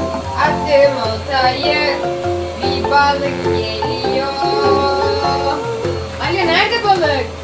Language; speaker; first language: Turkish; native; Turkish